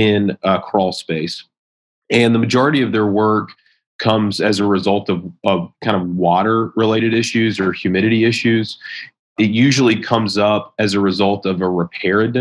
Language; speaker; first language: English; native; English